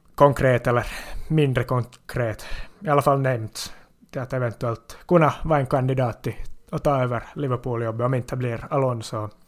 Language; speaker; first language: Swedish; native; Swedish